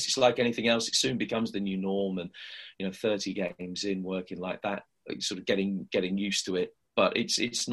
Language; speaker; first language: English; native; English